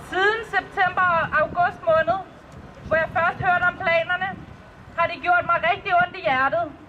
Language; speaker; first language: Danish; early bilingual, other home language; Persian